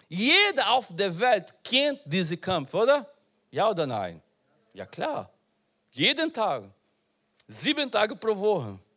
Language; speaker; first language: German; non-native, learner; Portuguese